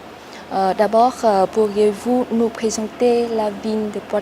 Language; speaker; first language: French; non-native, fluent; Vietnamese